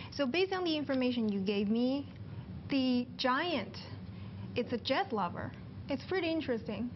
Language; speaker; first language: English; non-native, fluent; Chinese